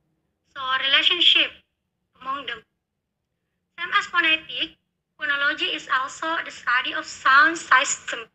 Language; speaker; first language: English; non-native, learner; Indonesian